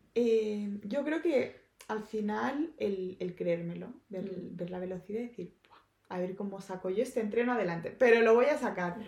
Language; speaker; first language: Spanish; native; Spanish